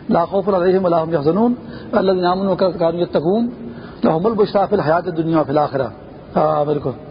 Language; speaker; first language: Urdu; non-native, local second language; Pashto